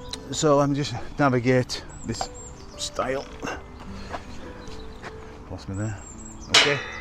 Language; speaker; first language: English; native; English